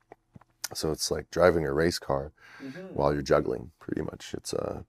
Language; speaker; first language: English; native; English